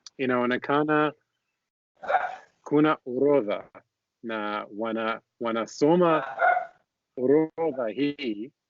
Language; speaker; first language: Swahili; non-native, learner; Persian